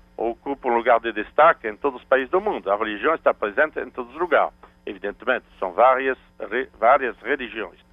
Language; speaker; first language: Portuguese; non-native, fluent; French